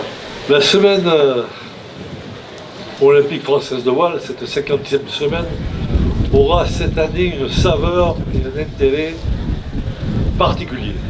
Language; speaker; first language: French; native; French